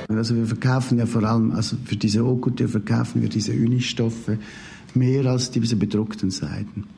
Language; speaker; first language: German; native; German